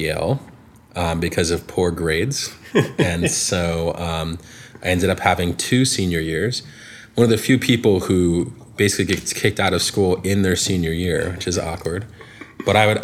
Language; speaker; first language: English; native; English